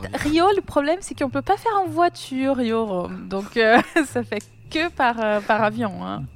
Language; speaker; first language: French; non-native, fluent; Portuguese